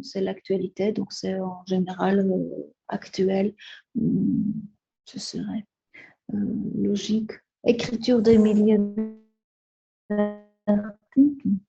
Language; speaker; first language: French; non-native, fluent; Spanish